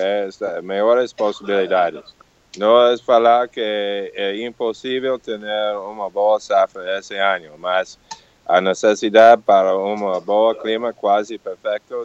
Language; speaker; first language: Portuguese; non-native, learner; English